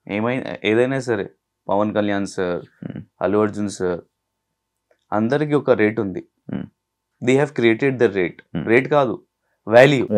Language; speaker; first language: Telugu; non-native, local second language; Hindi